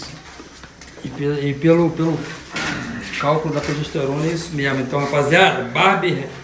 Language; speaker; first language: Portuguese; native; Portuguese